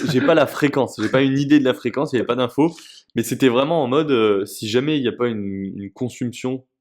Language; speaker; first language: French; native; French